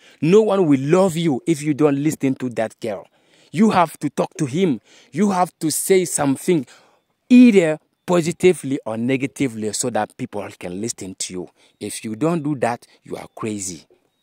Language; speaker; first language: English; non-native, learner; Bambara